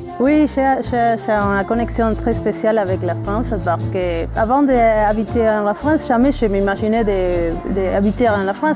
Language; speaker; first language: French; non-native, learner; Spanish